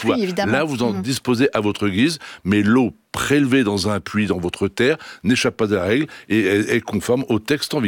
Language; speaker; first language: French; native; French